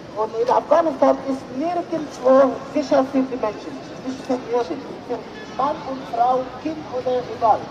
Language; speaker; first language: German; non-native, learner; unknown